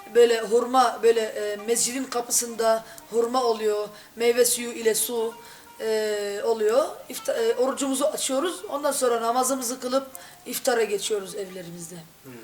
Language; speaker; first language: Turkish; non-native, fluent; Arabic